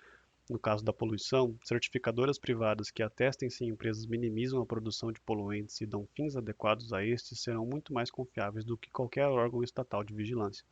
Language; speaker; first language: Portuguese; native; Portuguese